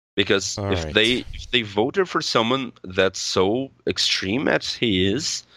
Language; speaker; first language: English; non-native, fluent; Portuguese